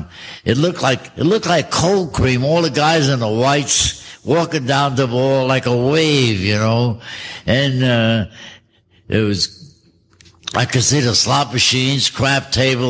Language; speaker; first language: English; native; English